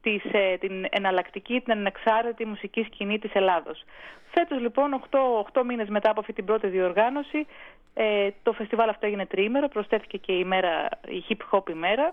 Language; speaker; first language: Greek; native; Greek